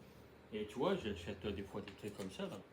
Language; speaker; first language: French; native; French